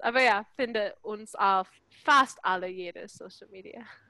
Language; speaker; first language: German; non-native, fluent; English